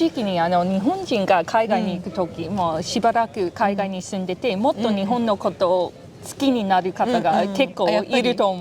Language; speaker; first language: Japanese; non-native, fluent; English